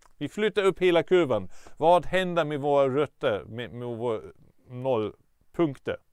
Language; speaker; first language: Swedish; non-native, fluent; German